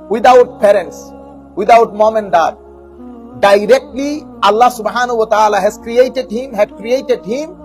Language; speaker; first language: English; non-native, local second language; Bangla